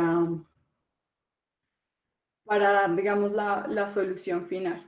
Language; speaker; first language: Spanish; native; Spanish